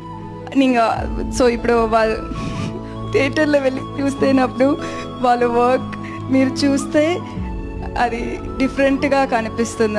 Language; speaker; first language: Telugu; non-native, learner; Tamil